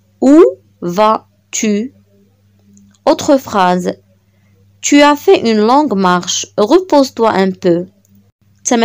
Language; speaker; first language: French; non-native, local second language; Arabic